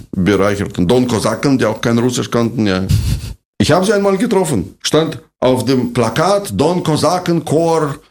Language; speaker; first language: German; non-native, fluent; Russian